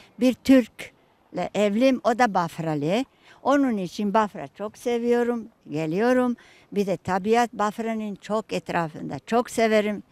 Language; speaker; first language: Turkish; non-native, fluent; Serbian